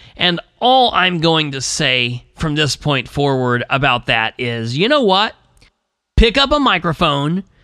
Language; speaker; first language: English; native; English